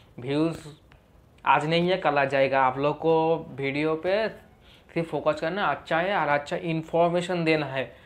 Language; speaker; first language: Hindi; non-native, local second language; Bangla